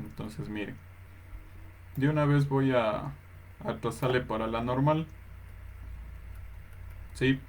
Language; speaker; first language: Spanish; native; Spanish